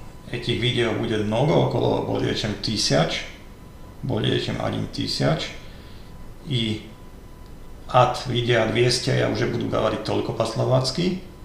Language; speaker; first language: Russian; non-native, learner; Slovak